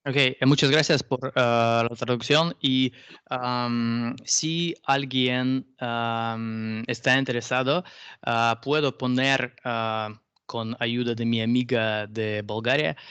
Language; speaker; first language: Spanish; non-native, learner; Russian